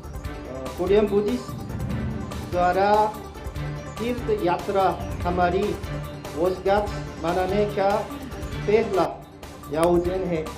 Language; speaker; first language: Hindi; non-native, learner; Korean